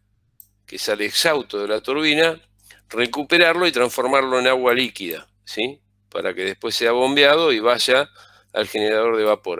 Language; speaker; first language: Spanish; native; Spanish